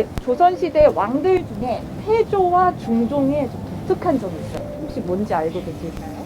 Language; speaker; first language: Korean; native; Korean